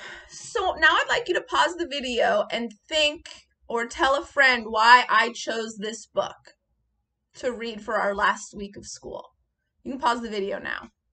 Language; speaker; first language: English; native; English